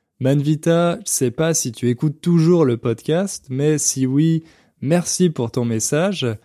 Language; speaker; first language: French; native; French